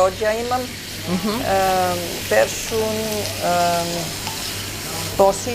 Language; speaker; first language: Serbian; early bilingual, heritage; Serbian